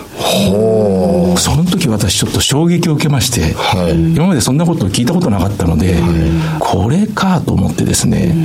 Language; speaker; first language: Japanese; native; Japanese